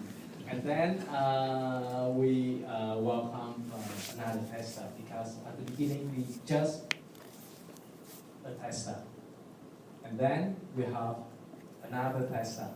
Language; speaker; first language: English; non-native, learner; Vietnamese